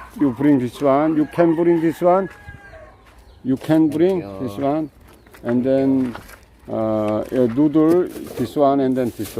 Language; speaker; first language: English; non-native, learner; Korean